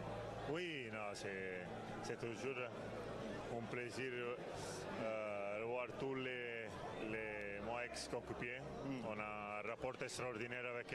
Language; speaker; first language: French; non-native, learner; Italian